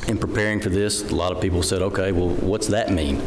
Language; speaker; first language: English; native; English